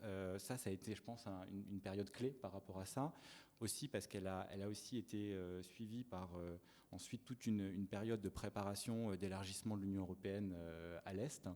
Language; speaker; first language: French; native; French